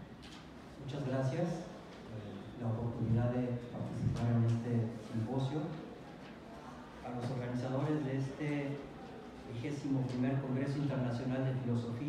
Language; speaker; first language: Spanish; native; Spanish